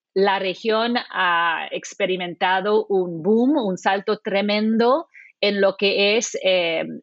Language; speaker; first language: Spanish; non-native, fluent; English